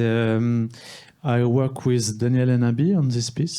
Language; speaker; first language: English; non-native, learner; French